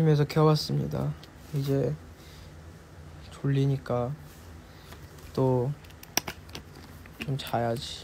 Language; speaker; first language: Korean; non-native, fluent; Chinese